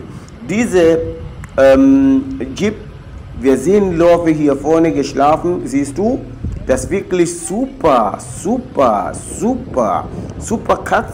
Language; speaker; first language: German; non-native, learner; Swahili